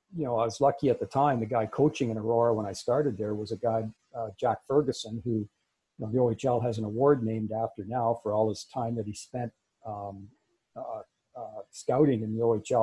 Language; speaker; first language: English; native; English